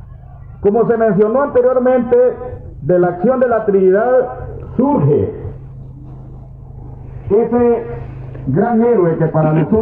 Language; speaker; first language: Spanish; native; Spanish